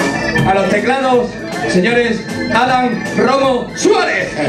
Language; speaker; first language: Spanish; native; Spanish